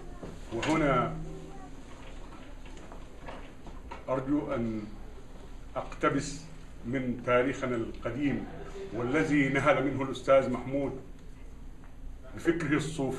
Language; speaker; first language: Arabic; native; Arabic